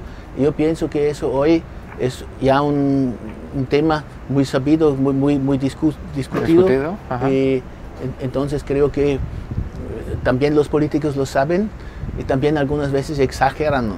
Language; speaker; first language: Spanish; non-native, fluent; German